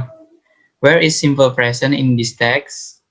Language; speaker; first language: English; non-native, learner; Indonesian